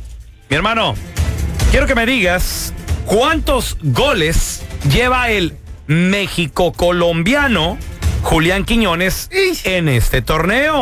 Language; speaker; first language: Spanish; native; Spanish